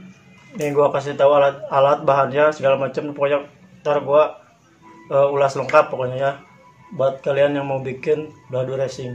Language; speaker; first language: Indonesian; native; Indonesian